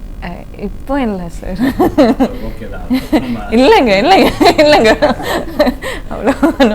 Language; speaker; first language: Tamil; non-native, learner; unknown